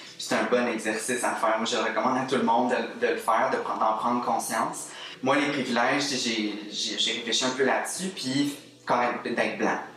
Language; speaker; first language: French; native; French